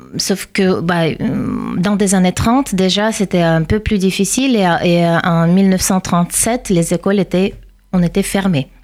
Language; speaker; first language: French; non-native, fluent; Russian